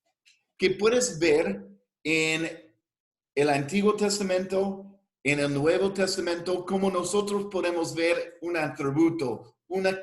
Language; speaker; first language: Spanish; non-native, fluent; English